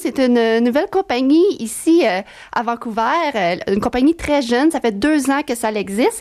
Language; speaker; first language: French; native; French